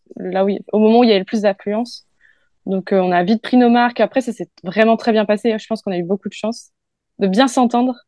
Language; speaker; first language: French; native; French